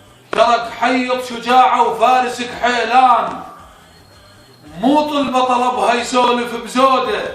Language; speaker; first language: Arabic; native; Arabic